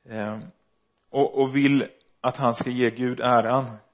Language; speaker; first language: Swedish; early bilingual, other home language; Dutch